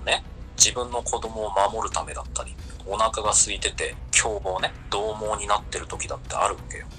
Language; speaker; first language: Japanese; native; Japanese